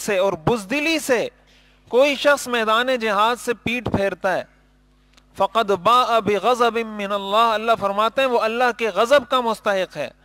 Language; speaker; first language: Urdu; native; Urdu